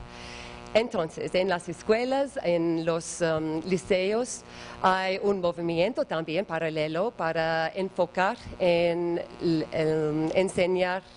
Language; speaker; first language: Spanish; non-native, learner; English